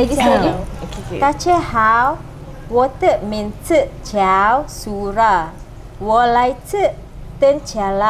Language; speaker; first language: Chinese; non-native, learner; Malay